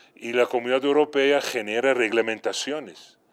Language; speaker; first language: Spanish; non-native, fluent; Dutch